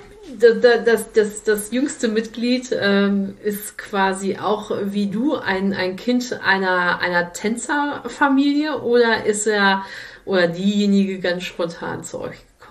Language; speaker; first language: German; native; German